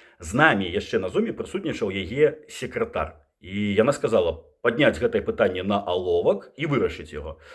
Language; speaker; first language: Belarusian; non-native, local second language; Russian